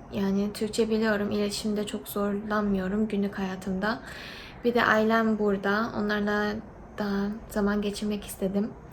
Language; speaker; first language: Turkish; early bilingual, other home language; Korean